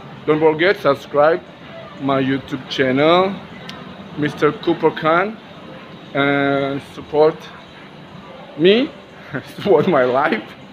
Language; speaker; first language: English; non-native, fluent; Indonesian